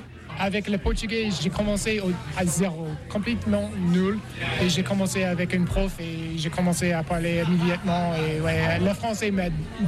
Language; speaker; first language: French; non-native, learner; English